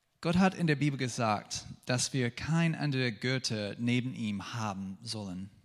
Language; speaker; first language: German; non-native, fluent; English